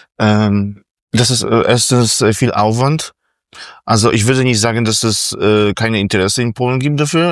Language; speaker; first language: German; non-native, fluent; Polish